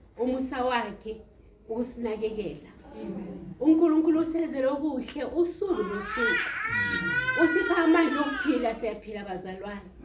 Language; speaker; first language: Zulu; native; Zulu